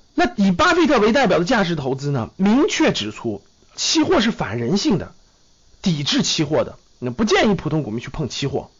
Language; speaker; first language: Chinese; native; Chinese